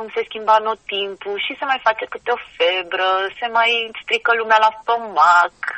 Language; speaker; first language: Romanian; native; Romanian